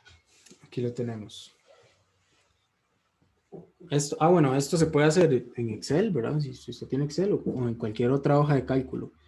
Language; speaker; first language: Spanish; native; Spanish